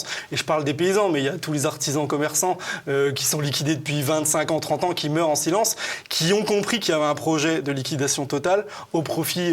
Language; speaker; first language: French; native; French